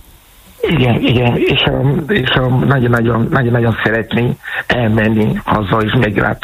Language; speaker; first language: Hungarian; non-native, fluent; Yoruba